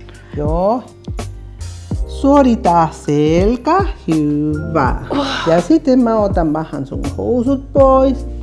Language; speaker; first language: Finnish; non-native, learner; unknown